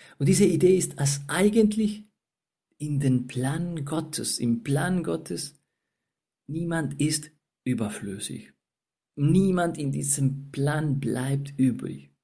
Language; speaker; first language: German; non-native, fluent; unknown